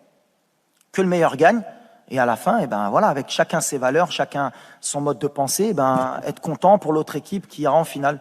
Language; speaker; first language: French; native; French